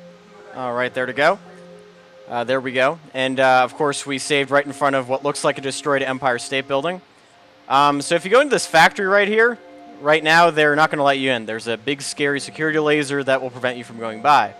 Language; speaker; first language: English; native; English